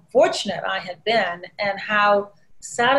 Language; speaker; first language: English; native; English